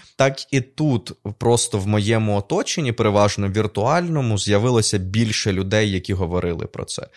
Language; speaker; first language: Ukrainian; non-native, local second language; Russian